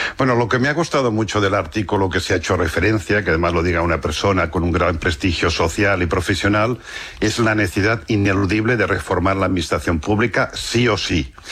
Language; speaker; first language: Spanish; non-native, local second language; Catalan